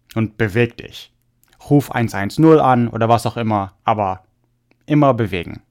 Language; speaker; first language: German; native; German